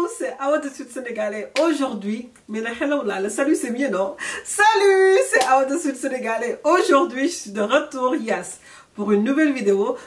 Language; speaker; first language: French; non-native, local second language; Wolof